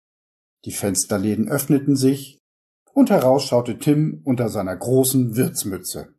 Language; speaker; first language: German; native; German